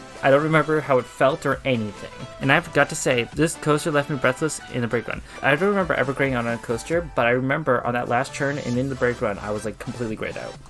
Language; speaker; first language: English; native; English